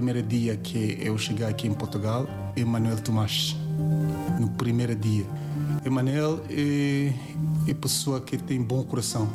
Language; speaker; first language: Portuguese; non-native, learner; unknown